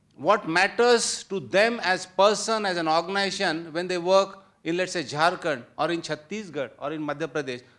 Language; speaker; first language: English; non-native, local second language; Marathi